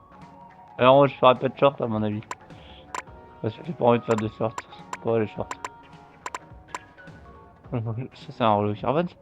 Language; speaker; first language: French; native; French